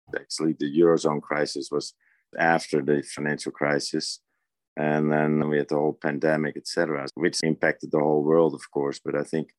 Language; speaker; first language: English; non-native, fluent; Dutch